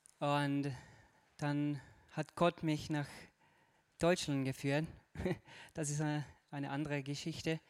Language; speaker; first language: German; non-native, fluent; Hungarian